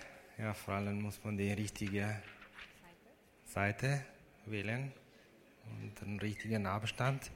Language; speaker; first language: German; non-native, fluent; Italian